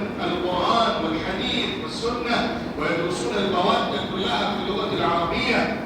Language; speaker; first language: Arabic; non-native, fluent; Urdu